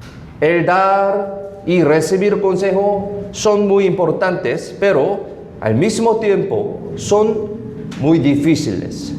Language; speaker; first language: Spanish; non-native, fluent; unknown